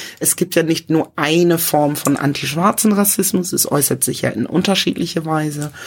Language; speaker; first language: German; early bilingual, other home language; English